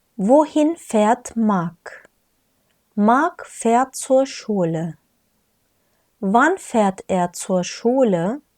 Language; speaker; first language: German; non-native, fluent; Turkish